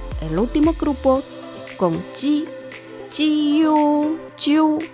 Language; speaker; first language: Spanish; non-native, fluent; Chinese